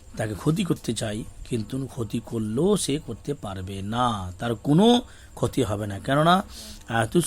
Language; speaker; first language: Bangla; native; Bangla